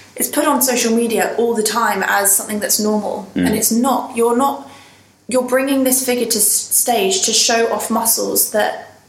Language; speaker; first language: English; native; English